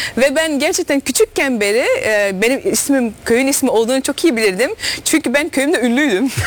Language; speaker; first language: Turkish; early bilingual, heritage; Turkish